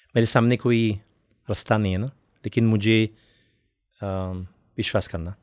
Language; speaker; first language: Hindi; non-native, fluent; French